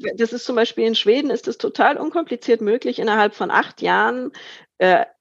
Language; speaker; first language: German; native; German